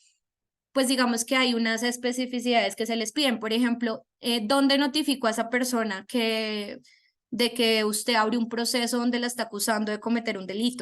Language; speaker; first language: Spanish; native; Spanish